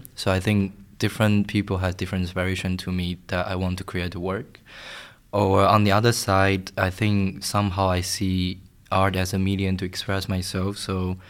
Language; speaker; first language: English; non-native, fluent; Chinese